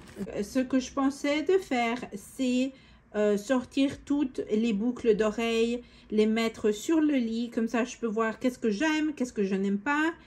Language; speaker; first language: French; non-native, fluent; Spanish